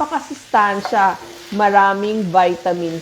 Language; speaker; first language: Filipino; native; Filipino